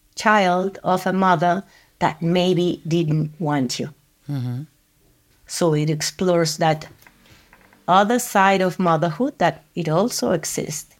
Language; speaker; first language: English; non-native, fluent; Spanish